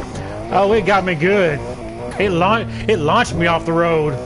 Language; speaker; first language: English; native; English